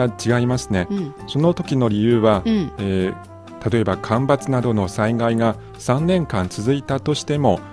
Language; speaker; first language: Japanese; non-native, fluent; Chinese